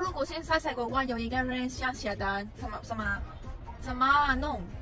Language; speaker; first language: Chinese; non-native, learner; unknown